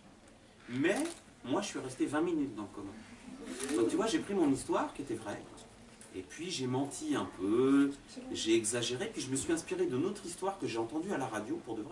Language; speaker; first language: French; native; French